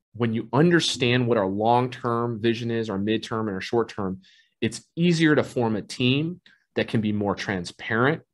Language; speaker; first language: English; native; English